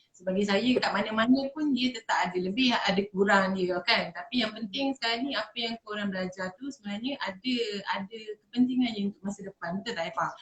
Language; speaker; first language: Malay; native; Malay